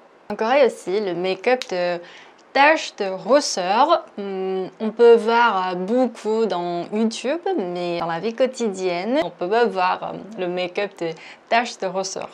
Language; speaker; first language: French; non-native, fluent; Korean